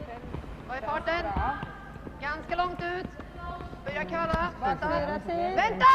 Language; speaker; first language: Swedish; native; Swedish